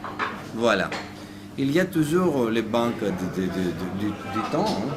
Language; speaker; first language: French; non-native, fluent; Greek